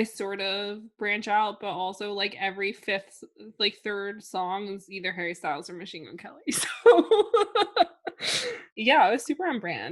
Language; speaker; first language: English; native; English